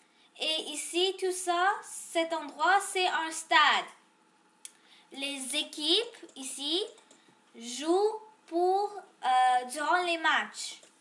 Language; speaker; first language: French; non-native, local second language; English